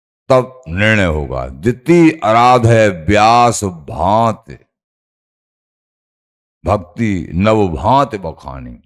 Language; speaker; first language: Hindi; native; Hindi